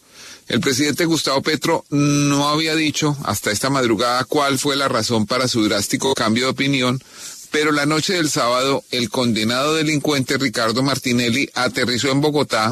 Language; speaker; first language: Spanish; native; Spanish